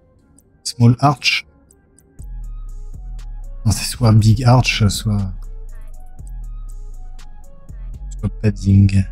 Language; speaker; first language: French; native; French